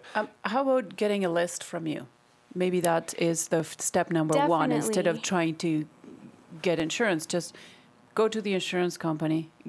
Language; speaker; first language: English; non-native, fluent; Spanish